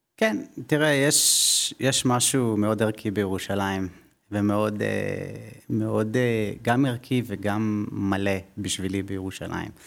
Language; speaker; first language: Hebrew; native; Hebrew